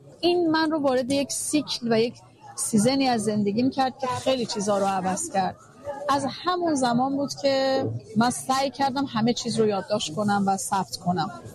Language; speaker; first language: Persian; native; Persian